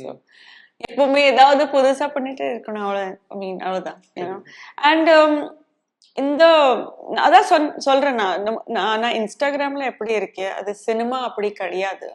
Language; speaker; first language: Tamil; non-native, local second language; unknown